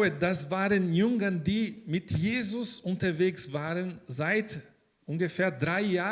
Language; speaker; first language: German; non-native, fluent; Portuguese